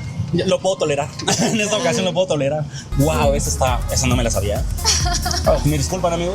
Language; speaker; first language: Spanish; native; Spanish